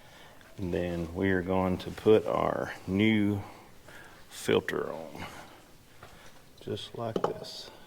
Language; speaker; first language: English; native; English